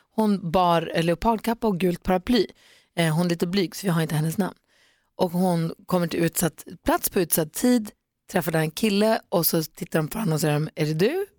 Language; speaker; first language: Swedish; native; Swedish